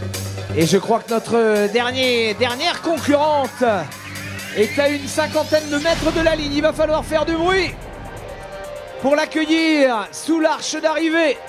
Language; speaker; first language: French; native; French